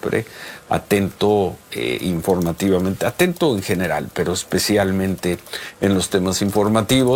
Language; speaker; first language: Spanish; native; Spanish